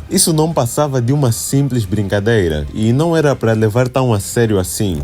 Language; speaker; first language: Portuguese; native; Portuguese